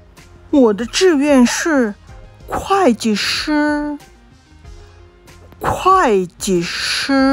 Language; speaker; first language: Chinese; non-native, local second language; Cantonese